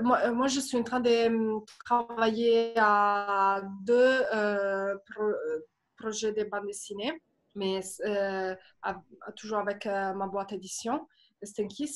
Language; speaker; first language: French; non-native, fluent; Italian